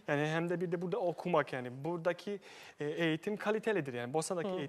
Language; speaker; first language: Turkish; non-native, fluent; Bosnian